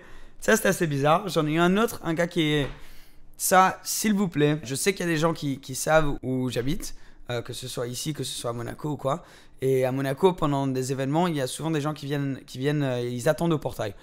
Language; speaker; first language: French; native; French